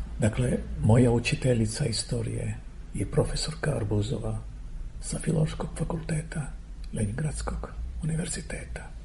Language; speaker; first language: Serbian; non-native, fluent; Armenian